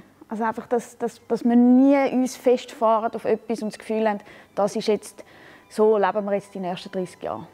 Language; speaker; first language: German; native; German